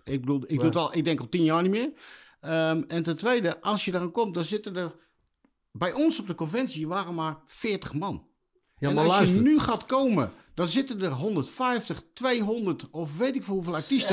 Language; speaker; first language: Dutch; native; Dutch